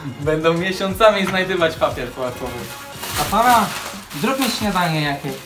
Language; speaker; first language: Polish; early bilingual, heritage; Polish